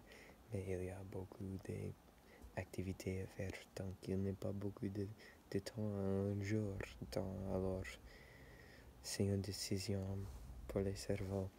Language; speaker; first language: French; non-native, learner; English